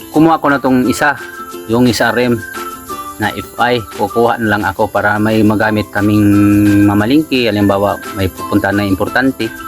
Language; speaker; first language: Filipino; non-native, fluent; Cebuano